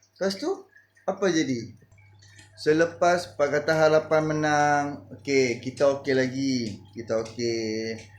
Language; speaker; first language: Malay; native; Malay